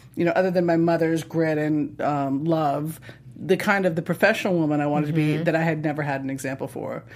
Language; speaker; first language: English; native; English